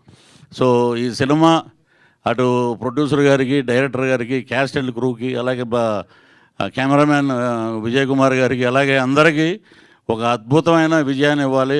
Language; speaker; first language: Telugu; native; Telugu